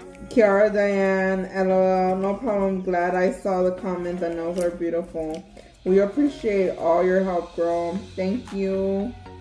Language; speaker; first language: English; early bilingual, other home language; Spanish